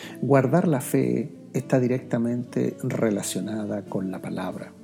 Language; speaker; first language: Spanish; native; Spanish